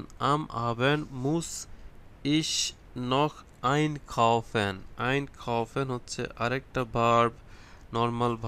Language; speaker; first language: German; non-native, fluent; Bangla